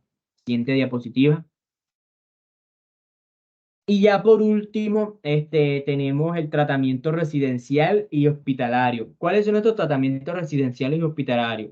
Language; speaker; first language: Spanish; native; Spanish